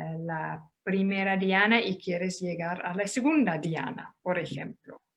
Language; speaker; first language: Spanish; non-native, fluent; Dutch